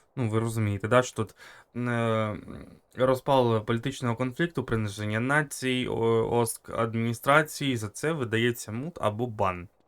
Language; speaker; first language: Ukrainian; native; Ukrainian